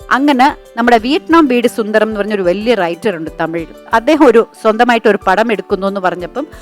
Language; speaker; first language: Malayalam; native; Malayalam